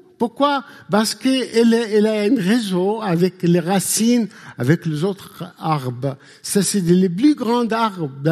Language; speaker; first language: French; non-native, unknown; Arabic